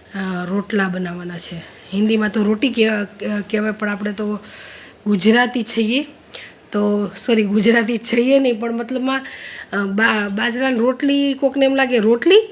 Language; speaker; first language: Hindi; non-native, local second language; Gujarati